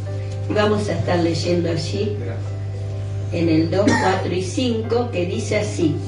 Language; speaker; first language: Spanish; native; Spanish